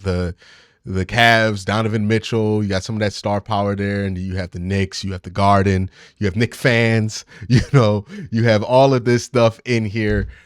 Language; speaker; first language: English; native; English